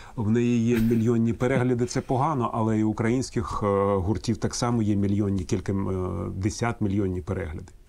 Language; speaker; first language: Ukrainian; non-native, local second language; Russian